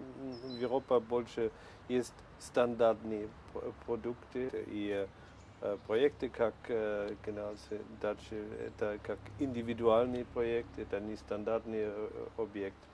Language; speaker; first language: Russian; non-native, learner; Polish